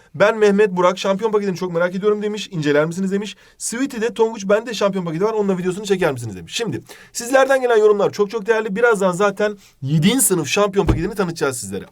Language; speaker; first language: Turkish; native; Turkish